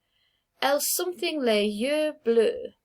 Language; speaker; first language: French; non-native, fluent; English